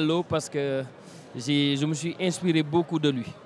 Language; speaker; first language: French; non-native, local second language; Wolof